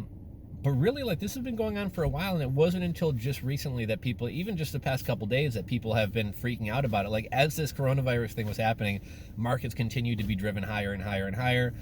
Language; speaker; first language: English; native; English